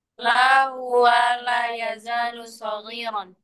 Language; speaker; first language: Arabic; non-native, learner; Indonesian